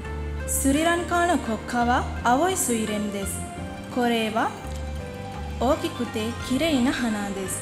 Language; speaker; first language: Japanese; non-native, learner; Sinhala